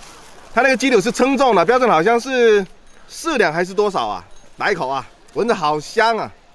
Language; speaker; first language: Chinese; native; Chinese